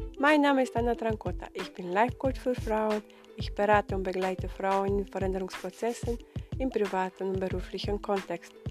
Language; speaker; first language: German; non-native, fluent; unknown